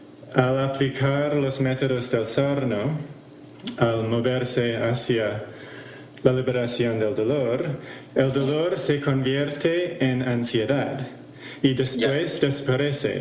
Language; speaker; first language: Spanish; non-native, fluent; English